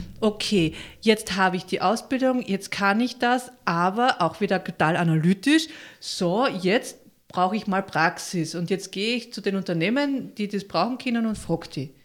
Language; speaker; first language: German; native; German